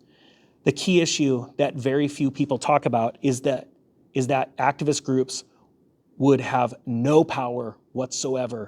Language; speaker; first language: English; native; English